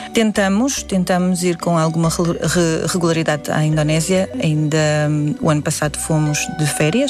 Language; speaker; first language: Portuguese; early bilingual, other home language; Indonesian